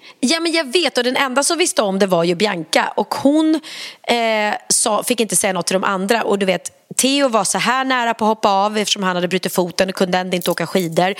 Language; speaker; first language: Swedish; native; Swedish